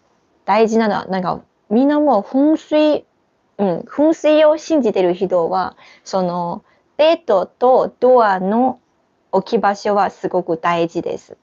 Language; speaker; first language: Japanese; non-native, fluent; Chinese